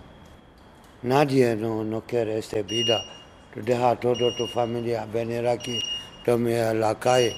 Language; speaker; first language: Spanish; non-native, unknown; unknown